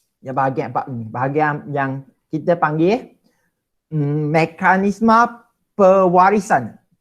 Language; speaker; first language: Malay; non-native, local second language; Chinese